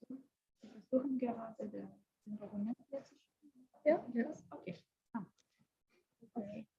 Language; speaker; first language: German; non-native, learner; Italian